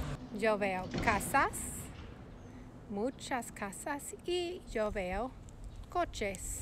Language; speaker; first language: Spanish; non-native, fluent; English